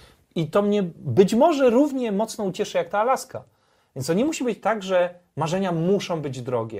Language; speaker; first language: Polish; native; Polish